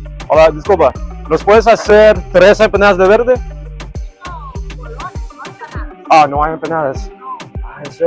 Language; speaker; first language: Spanish; non-native, learner; English